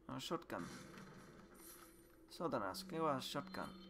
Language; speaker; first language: Japanese; non-native, learner; English